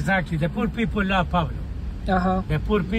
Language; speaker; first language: English; non-native, learner; Spanish